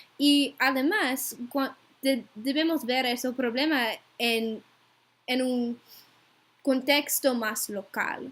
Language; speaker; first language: Spanish; non-native, learner; English